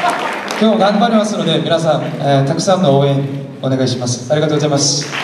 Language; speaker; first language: Japanese; non-native, learner; Korean